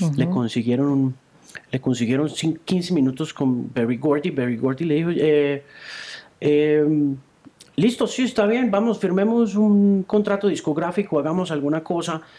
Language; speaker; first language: Spanish; native; Spanish